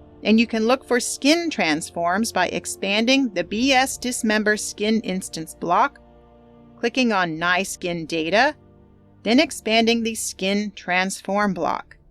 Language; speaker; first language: English; native; English